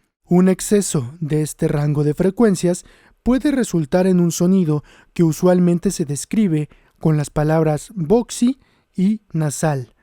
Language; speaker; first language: Spanish; native; Spanish